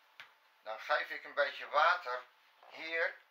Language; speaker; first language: Dutch; non-native, fluent; Arabic